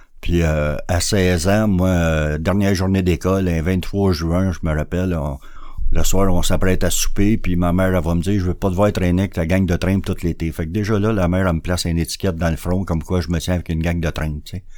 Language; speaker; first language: French; native; French